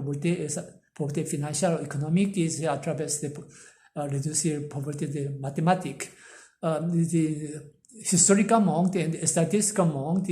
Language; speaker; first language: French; non-native, learner; Korean